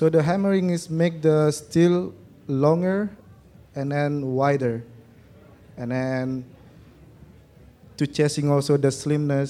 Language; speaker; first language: English; non-native, learner; Indonesian